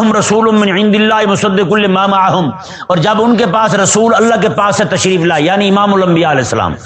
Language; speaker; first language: Urdu; non-native, local second language; Punjabi